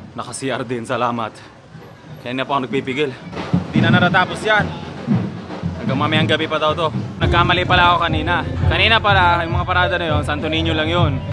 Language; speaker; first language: Filipino; native; Filipino